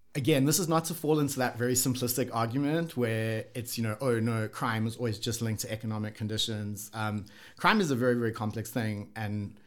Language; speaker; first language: English; native; English